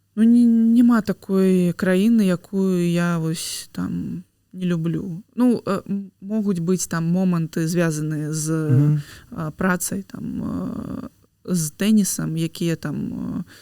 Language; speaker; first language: Belarusian; non-native, local second language; Russian